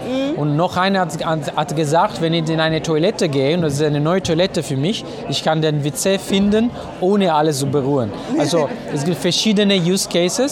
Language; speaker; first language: German; non-native, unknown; Italian